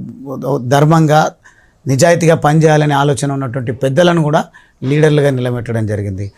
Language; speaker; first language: Telugu; native; Telugu